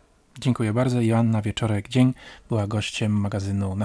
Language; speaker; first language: Polish; native; Polish